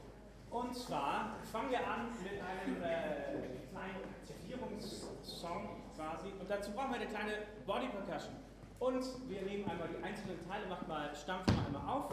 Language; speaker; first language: German; native; German